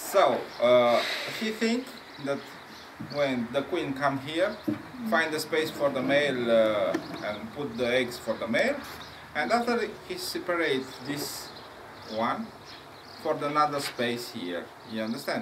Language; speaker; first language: English; non-native, learner; Romanian